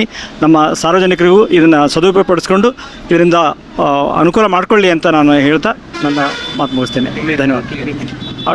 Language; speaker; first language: Kannada; native; Kannada